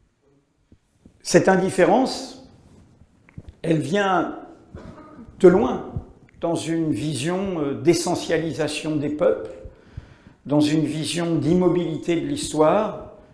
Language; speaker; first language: French; native; French